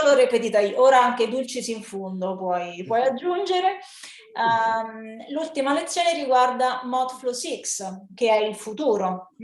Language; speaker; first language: Italian; native; Italian